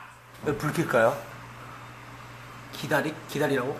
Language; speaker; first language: Korean; native; Korean